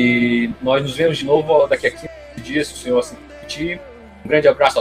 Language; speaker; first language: Portuguese; native; Portuguese